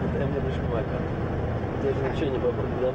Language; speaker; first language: Russian; native; Russian